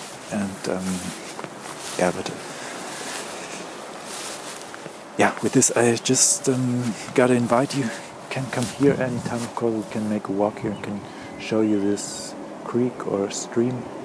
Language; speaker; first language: English; non-native, fluent; German